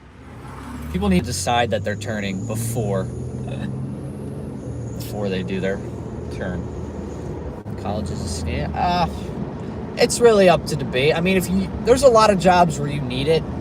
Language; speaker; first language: English; native; English